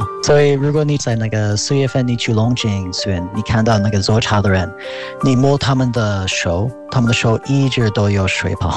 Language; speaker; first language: Chinese; non-native, fluent; English